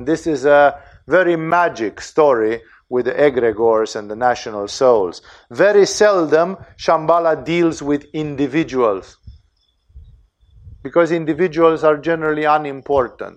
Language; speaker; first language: English; non-native, fluent; Romanian